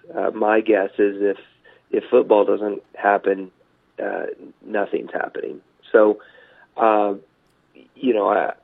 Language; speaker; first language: English; native; English